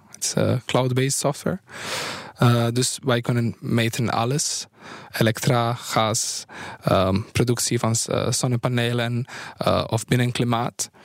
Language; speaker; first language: Dutch; non-native, fluent; Bosnian